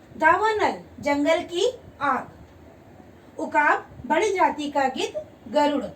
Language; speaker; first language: Hindi; native; Hindi